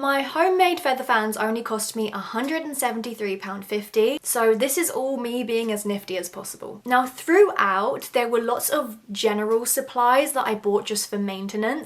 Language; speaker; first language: English; native; English